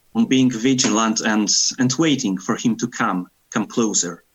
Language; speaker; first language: English; non-native, fluent; Polish